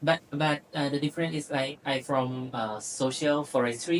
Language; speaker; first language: English; non-native, learner; Thai